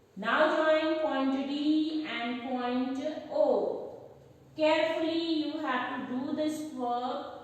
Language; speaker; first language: English; non-native, local second language; Hindi